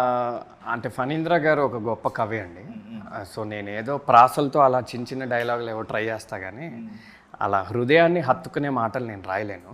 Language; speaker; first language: Telugu; native; Telugu